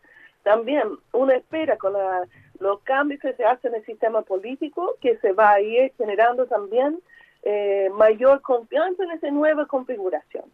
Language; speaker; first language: Spanish; non-native, fluent; English